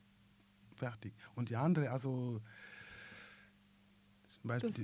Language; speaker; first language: German; non-native, learner; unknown